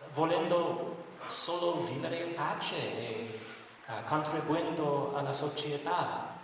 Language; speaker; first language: Italian; non-native, learner; English